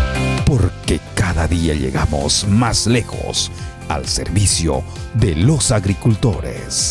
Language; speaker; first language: Spanish; native; Spanish